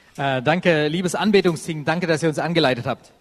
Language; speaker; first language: German; non-native, learner; English